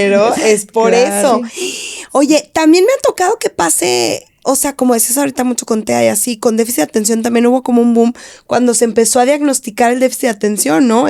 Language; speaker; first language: Spanish; native; Spanish